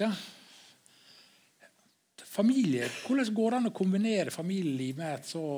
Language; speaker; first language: Norwegian; native; Norwegian